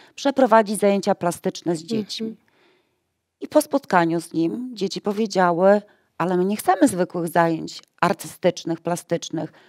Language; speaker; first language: Polish; native; Polish